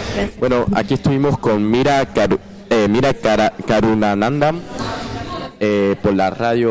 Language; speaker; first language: Spanish; native; Spanish